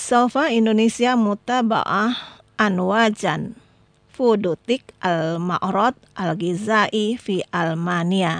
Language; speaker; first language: Arabic; non-native, fluent; Indonesian